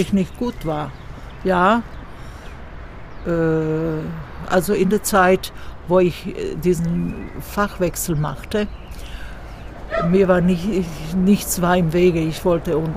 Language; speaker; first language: German; non-native, fluent; Croatian